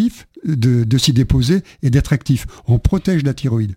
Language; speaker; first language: French; native; French